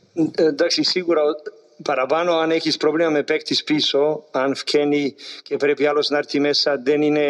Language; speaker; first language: Greek; non-native, learner; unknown